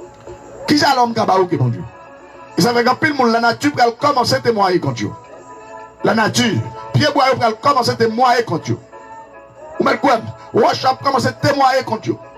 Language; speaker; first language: French; non-native, local second language; Haitian Creole